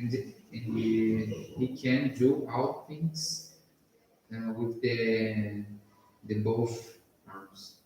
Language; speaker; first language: English; non-native, learner; Portuguese